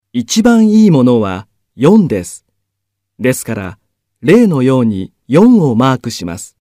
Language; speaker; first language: Japanese; native; Japanese